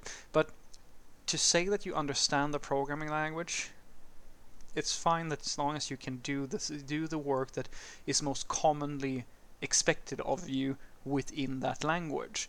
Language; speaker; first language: English; non-native, fluent; Swedish